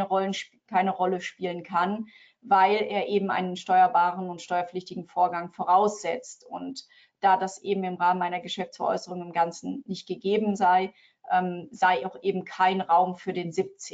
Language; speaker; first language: German; native; German